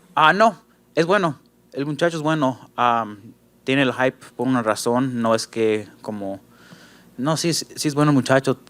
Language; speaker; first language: Spanish; early bilingual, heritage; Spanish